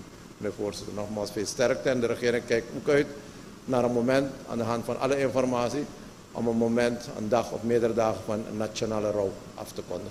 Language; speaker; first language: Dutch; native; Dutch